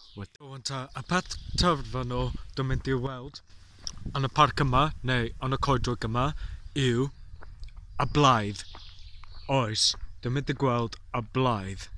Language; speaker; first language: Welsh; non-native, local second language; English